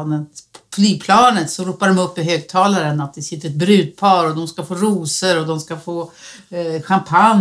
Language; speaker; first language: Swedish; native; Swedish